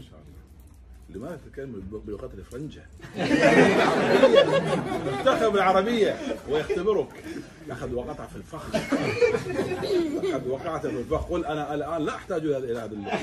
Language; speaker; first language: Arabic; native; Arabic